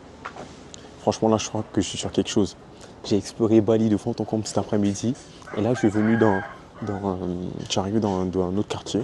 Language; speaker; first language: French; native; French